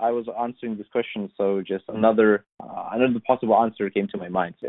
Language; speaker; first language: English; non-native, fluent; Lithuanian